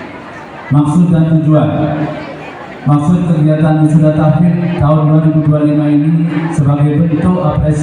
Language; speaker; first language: Indonesian; native; Indonesian